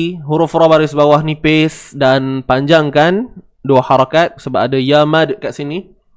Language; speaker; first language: Malay; native; Malay